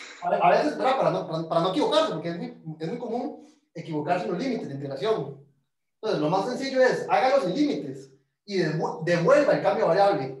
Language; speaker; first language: Spanish; native; Spanish